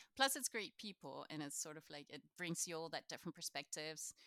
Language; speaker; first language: English; non-native, fluent; Spanish